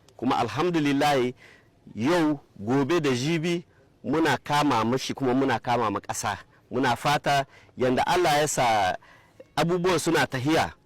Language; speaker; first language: Hausa; non-native, local second language; Fula